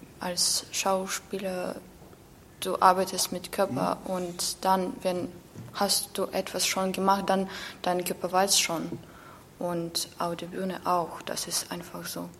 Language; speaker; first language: German; non-native, learner; Ukrainian